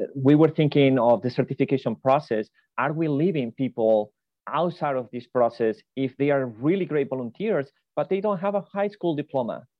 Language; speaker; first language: English; non-native, fluent; Spanish